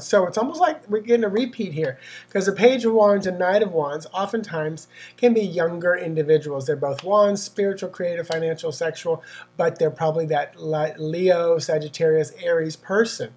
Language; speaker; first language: English; native; English